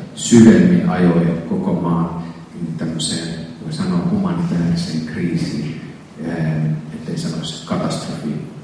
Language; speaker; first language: Finnish; native; Finnish